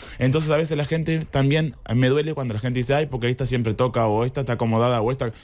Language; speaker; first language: Spanish; native; Spanish